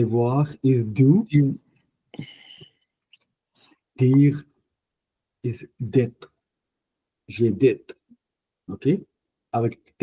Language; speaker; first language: French; non-native, fluent; Punjabi